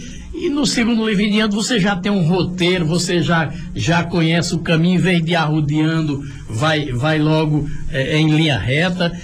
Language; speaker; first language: Portuguese; native; Portuguese